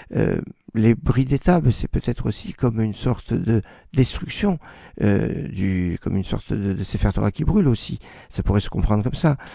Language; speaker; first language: French; native; French